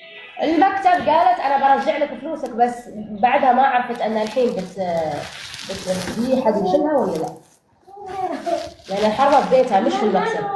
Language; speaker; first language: Arabic; non-native, local second language; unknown